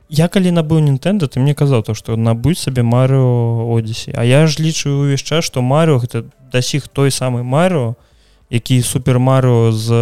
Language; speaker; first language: Belarusian; non-native, local second language; Russian